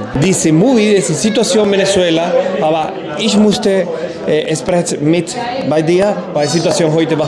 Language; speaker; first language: German; non-native, learner; Spanish